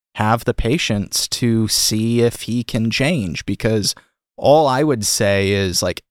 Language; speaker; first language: English; native; English